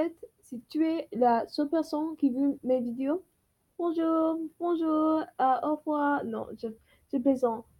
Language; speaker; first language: French; non-native, learner; English